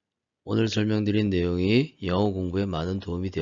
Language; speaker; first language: Korean; native; Korean